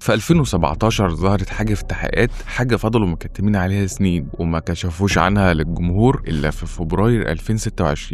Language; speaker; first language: Arabic; native; Arabic